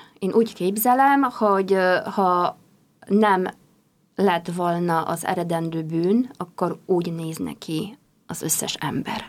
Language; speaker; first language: Hungarian; non-native, fluent; Polish